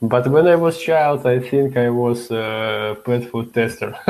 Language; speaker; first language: English; non-native, learner; Russian